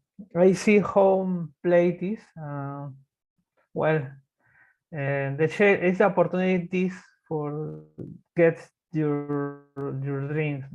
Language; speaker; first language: English; non-native, learner; Spanish